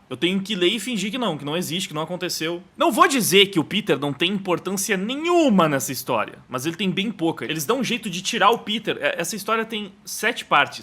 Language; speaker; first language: Portuguese; native; Portuguese